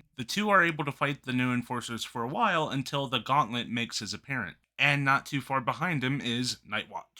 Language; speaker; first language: English; native; English